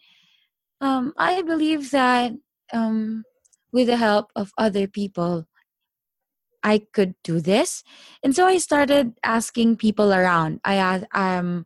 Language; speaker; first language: English; non-native, local second language; Filipino